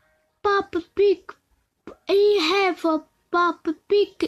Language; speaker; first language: English; non-native, learner; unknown